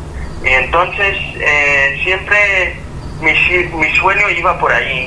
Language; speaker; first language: Spanish; non-native, fluent; Hebrew